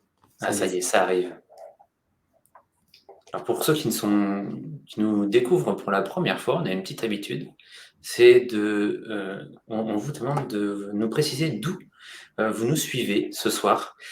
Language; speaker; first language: French; native; French